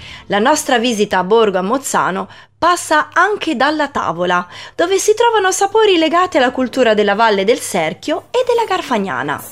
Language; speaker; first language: Italian; native; Italian